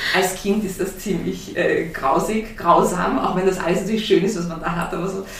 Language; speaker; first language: German; early bilingual, heritage; German